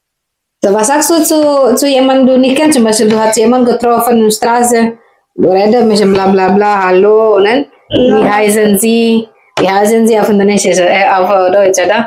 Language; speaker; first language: German; non-native, learner; Indonesian